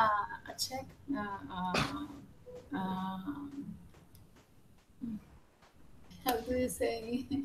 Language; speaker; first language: English; non-native, learner; Spanish